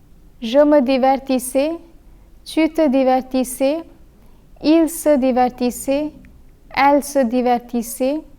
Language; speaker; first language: French; non-native, fluent; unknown